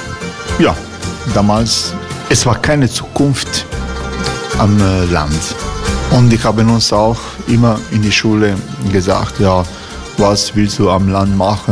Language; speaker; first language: German; non-native, fluent; Croatian